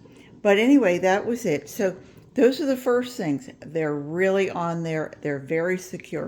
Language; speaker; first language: English; native; English